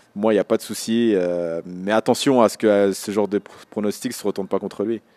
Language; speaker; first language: French; native; French